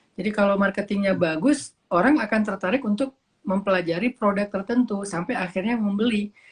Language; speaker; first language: Indonesian; native; Indonesian